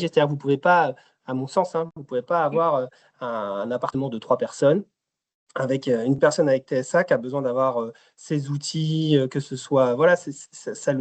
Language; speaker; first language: French; native; French